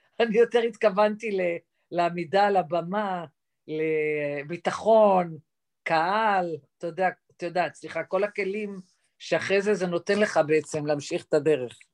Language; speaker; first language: Hebrew; native; Hebrew